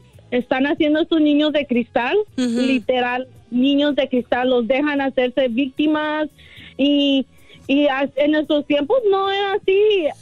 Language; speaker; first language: Spanish; early bilingual, heritage; Spanish